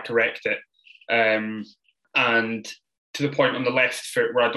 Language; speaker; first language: English; native; English